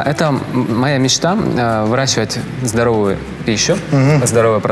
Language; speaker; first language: Russian; native; Russian